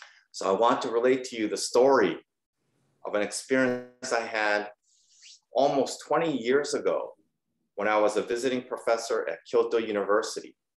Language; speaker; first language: English; early bilingual, other home language; Japanese